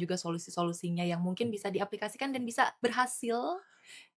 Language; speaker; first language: Indonesian; native; Indonesian